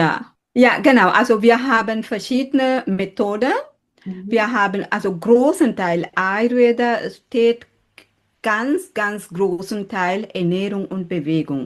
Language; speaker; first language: German; non-native, fluent; Sinhala